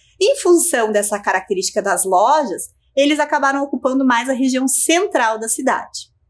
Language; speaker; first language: Portuguese; native; Portuguese